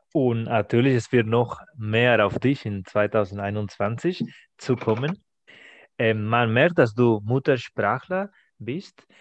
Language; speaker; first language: German; non-native, fluent; Spanish